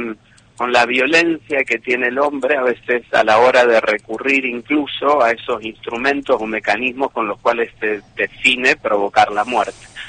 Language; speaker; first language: Spanish; native; Spanish